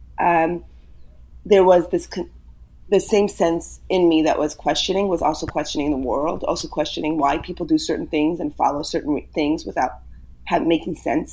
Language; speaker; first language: English; early bilingual, other home language; Yiddish